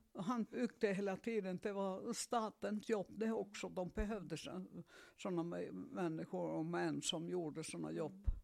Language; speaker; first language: Swedish; non-native, fluent; Finnish